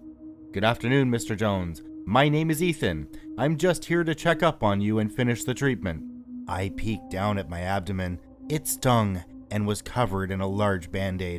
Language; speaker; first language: English; native; English